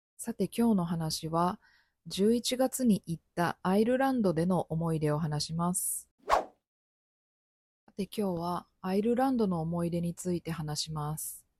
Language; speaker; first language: Japanese; native; Japanese